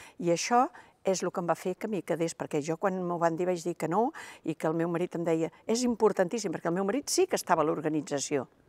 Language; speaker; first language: Catalan; native; Catalan